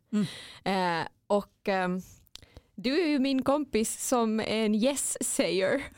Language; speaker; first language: Swedish; native; Swedish